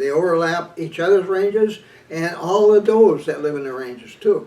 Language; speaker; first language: English; native; English